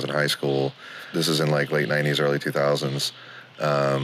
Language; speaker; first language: English; native; English